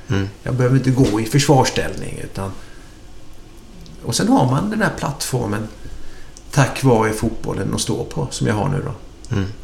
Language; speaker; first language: Swedish; native; Swedish